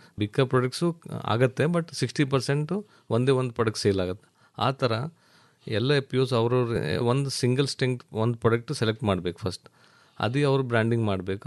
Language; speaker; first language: Kannada; non-native, learner; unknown